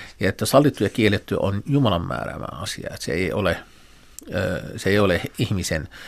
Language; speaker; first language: Finnish; non-native, fluent; Arabic